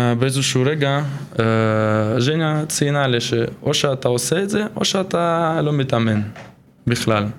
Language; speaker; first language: Hebrew; non-native, fluent; Russian